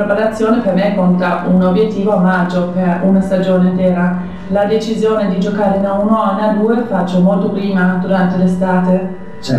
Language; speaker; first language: Italian; non-native, fluent; German